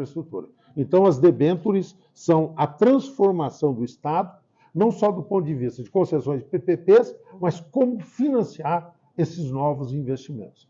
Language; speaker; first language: Portuguese; native; Portuguese